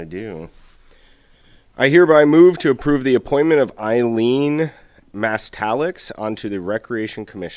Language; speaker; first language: English; native; English